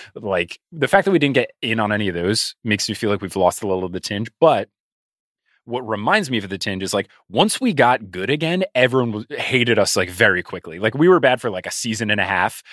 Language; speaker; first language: English; native; English